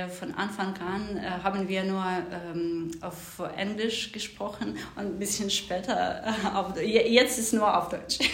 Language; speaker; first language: German; non-native, learner; Ukrainian